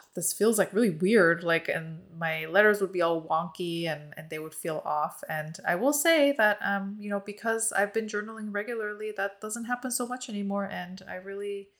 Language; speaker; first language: English; early bilingual, other home language; Korean